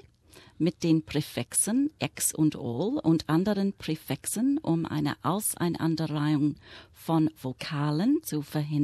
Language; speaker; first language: German; non-native, fluent; English